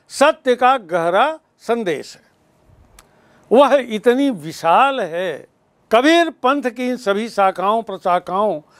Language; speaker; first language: Hindi; native; Hindi